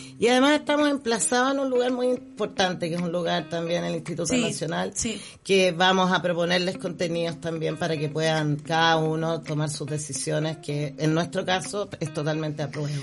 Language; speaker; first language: Spanish; native; Spanish